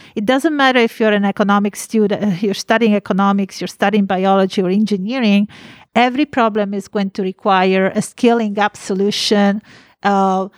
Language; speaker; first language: English; non-native, fluent; Italian